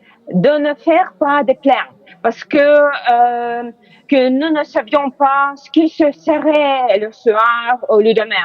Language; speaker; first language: French; non-native, learner; Ukrainian